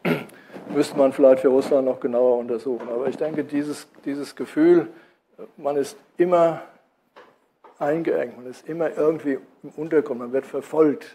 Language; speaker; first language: German; native; German